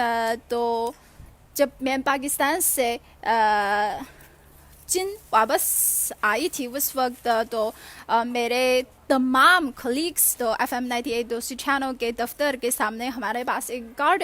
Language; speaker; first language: Hindi; non-native, fluent; Chinese